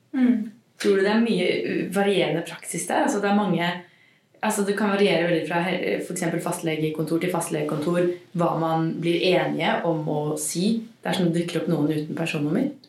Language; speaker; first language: Norwegian; native; Norwegian